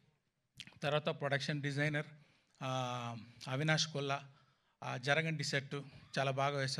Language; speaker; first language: Telugu; non-native, learner; Tamil